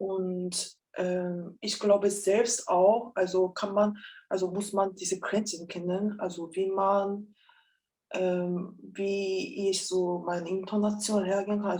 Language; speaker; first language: German; non-native, fluent; Korean